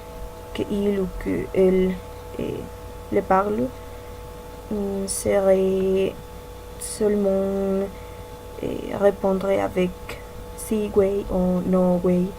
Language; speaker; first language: French; non-native, learner; Spanish